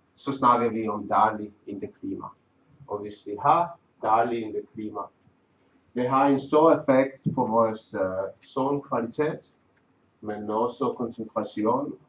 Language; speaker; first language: Danish; non-native, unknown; Czech